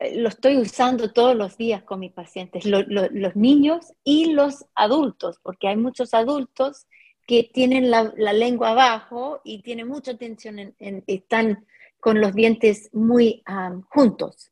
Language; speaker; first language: Spanish; non-native, fluent; English